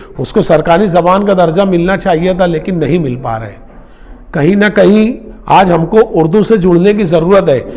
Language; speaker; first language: Urdu; native; Urdu